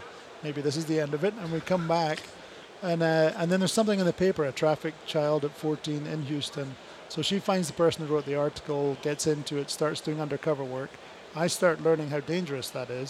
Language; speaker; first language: English; native; English